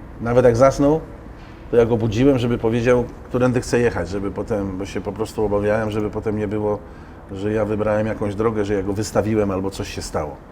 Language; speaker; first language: Polish; native; Polish